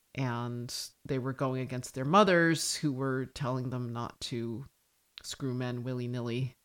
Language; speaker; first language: English; native; English